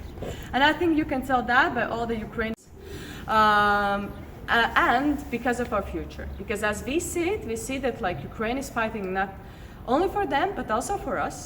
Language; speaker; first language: English; non-native, fluent; Latvian